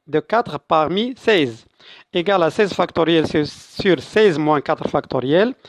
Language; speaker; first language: French; non-native, local second language; Arabic